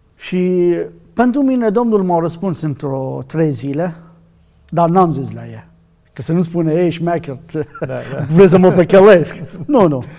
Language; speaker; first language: Romanian; non-native, learner; Arabic